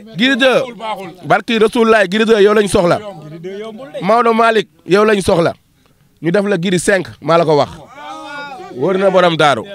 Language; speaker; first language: Wolof; non-native, local second language; Fula